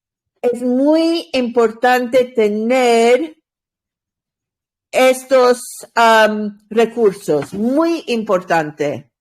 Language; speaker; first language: Spanish; non-native, learner; English